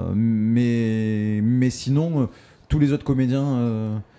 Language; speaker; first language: French; native; French